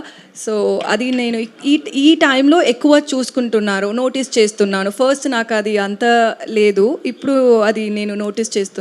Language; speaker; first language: Telugu; non-native, learner; Tamil